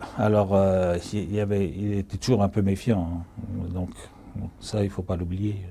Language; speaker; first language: French; early bilingual, other home language; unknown